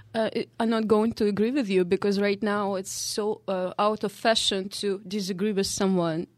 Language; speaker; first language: English; non-native, fluent; Uzbek